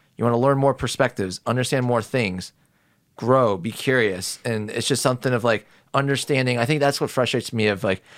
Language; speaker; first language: English; native; English